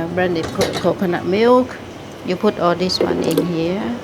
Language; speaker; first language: English; non-native, learner; Thai